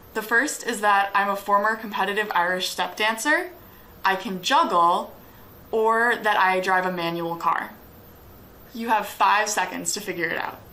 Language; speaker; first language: English; native; English